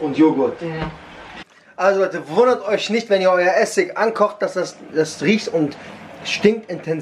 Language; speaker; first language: German; early bilingual, other home language; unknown